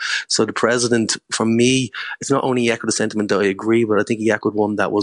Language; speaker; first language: English; native; English